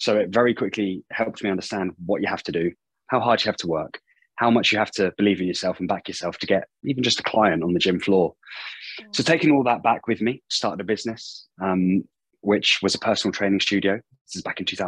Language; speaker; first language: English; native; English